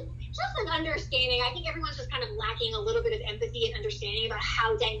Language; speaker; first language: English; early bilingual, other home language; Spanish